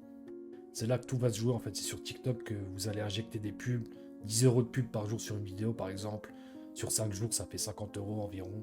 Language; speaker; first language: French; native; French